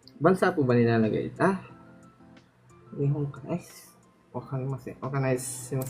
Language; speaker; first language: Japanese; non-native, learner; Filipino